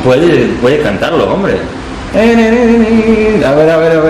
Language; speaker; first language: Spanish; non-native, fluent; Polish